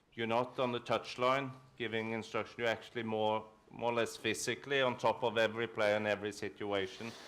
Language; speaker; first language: English; non-native, fluent; Norwegian